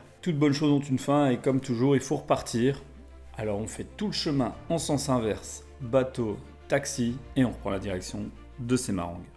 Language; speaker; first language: French; native; French